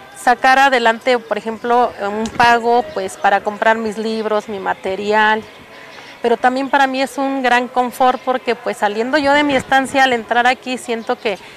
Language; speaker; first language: Spanish; native; Spanish